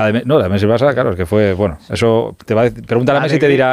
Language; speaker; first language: Spanish; native; Spanish